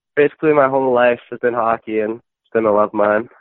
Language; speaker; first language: English; native; English